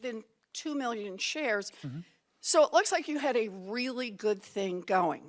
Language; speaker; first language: English; native; English